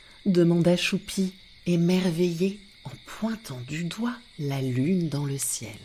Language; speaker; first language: French; native; French